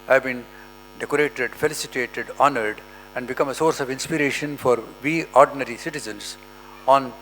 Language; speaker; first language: English; non-native, local second language; Tamil